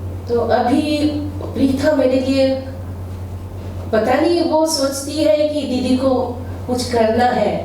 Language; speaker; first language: Hindi; non-native, local second language; Bangla